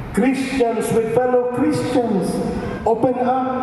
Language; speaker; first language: English; non-native, local second language; Filipino